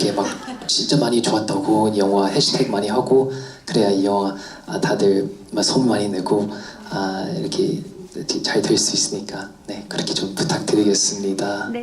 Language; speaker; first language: Korean; non-native, fluent; English